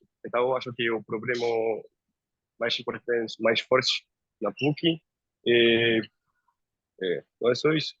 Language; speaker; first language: Portuguese; non-native, fluent; French